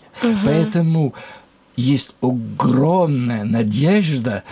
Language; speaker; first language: Russian; non-native, learner; French